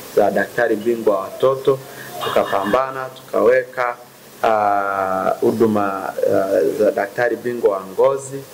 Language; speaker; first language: Swahili; non-native, local second language; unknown